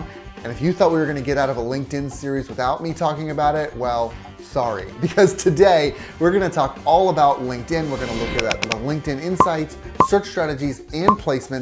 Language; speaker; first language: English; native; English